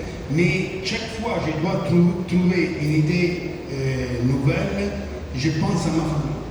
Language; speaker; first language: French; non-native, fluent; Italian